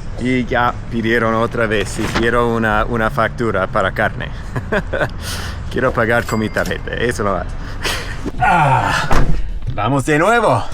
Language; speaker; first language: Spanish; non-native, fluent; English